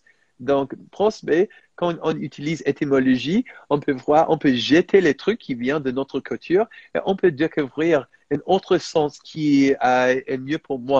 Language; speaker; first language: French; non-native, fluent; English